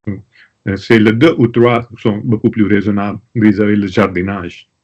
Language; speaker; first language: French; non-native, learner; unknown